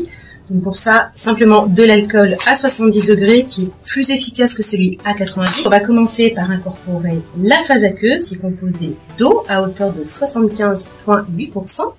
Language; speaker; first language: French; native; French